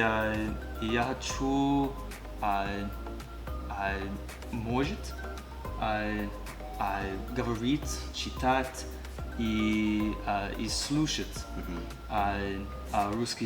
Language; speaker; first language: Russian; non-native, learner; English